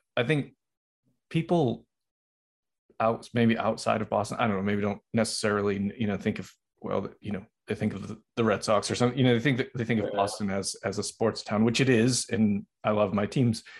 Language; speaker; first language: English; native; English